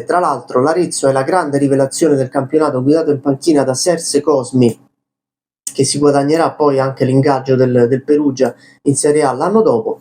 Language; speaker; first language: Italian; native; Italian